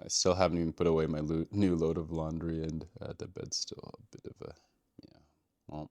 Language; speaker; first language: English; native; English